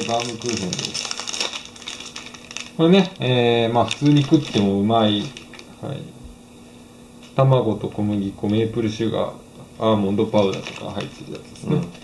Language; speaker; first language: Japanese; native; Japanese